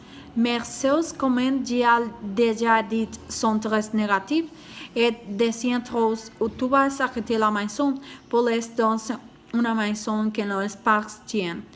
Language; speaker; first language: French; non-native, learner; Spanish